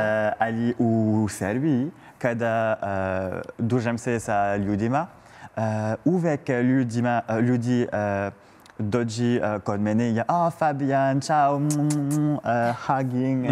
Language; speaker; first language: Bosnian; non-native, learner; French